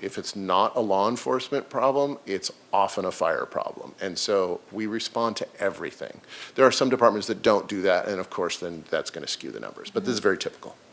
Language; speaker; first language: English; native; English